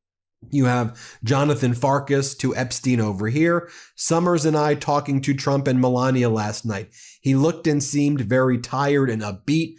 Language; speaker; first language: English; native; English